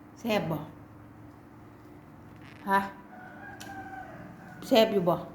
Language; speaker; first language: Thai; non-native, local second language; Lao